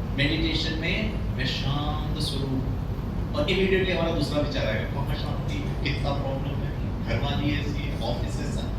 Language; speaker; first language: Hindi; non-native, local second language; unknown